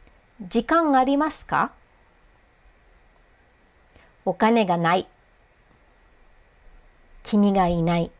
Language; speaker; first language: Japanese; non-native, fluent; English